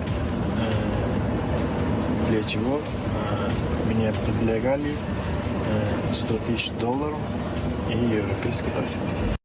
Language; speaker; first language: Russian; non-native, learner; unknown